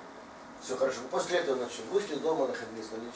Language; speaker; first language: Russian; native; Russian